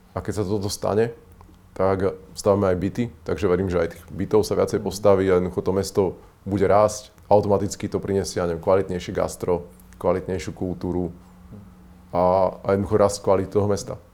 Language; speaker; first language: Slovak; native; Slovak